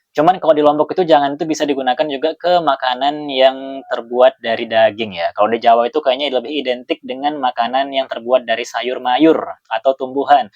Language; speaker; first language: Indonesian; non-native, local second language; Sasak